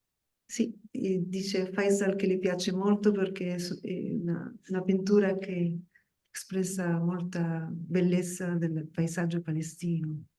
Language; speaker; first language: Italian; non-native, fluent; Spanish